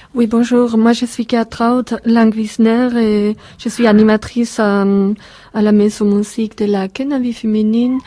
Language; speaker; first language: French; non-native, fluent; German